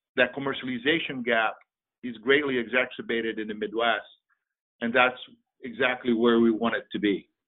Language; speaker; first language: English; non-native, fluent; Portuguese